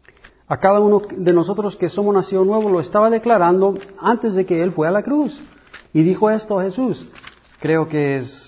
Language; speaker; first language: Spanish; early bilingual, heritage; English